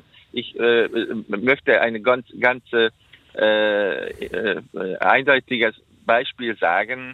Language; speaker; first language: German; non-native, fluent; Hungarian